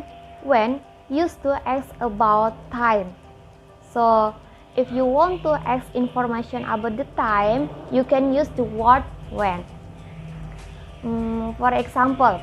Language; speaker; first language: English; non-native, learner; Indonesian